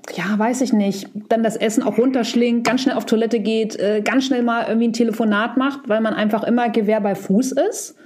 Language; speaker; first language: German; native; German